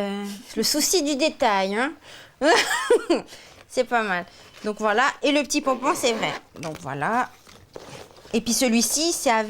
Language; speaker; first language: French; native; French